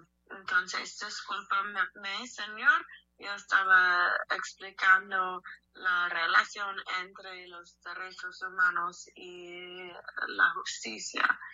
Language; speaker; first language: Spanish; non-native, learner; English